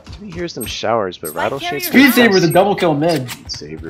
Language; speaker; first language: English; native; English